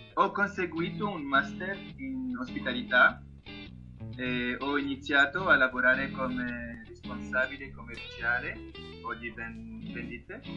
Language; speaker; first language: Italian; non-native, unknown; Arabic